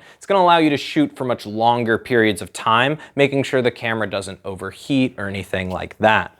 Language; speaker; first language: English; native; English